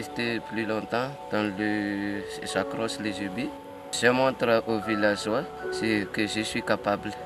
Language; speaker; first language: French; non-native, learner; Malagasy